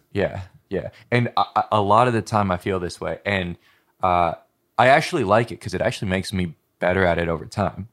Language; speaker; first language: English; native; English